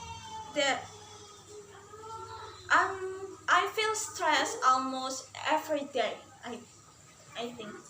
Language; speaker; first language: English; non-native, learner; Indonesian